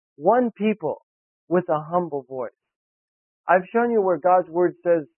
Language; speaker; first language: English; native; English